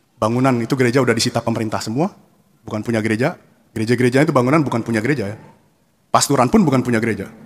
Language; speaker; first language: Indonesian; native; Indonesian